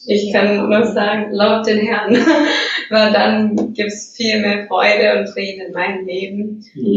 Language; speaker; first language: German; non-native, fluent; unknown